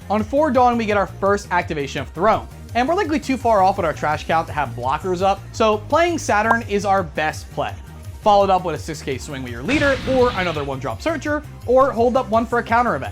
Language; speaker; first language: English; native; English